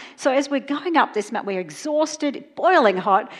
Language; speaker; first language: English; native; English